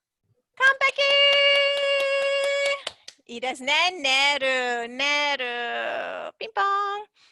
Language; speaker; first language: Japanese; non-native, fluent; English